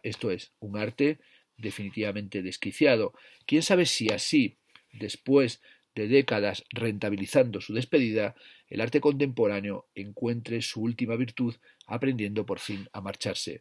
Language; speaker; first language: Spanish; native; Spanish